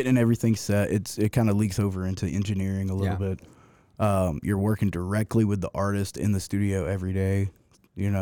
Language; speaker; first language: English; native; English